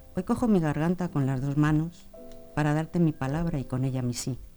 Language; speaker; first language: Spanish; native; Spanish